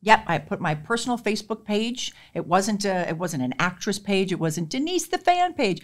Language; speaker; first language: English; native; English